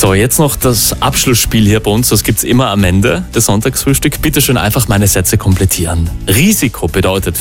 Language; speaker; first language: German; native; German